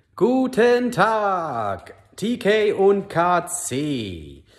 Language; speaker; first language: German; non-native, fluent; English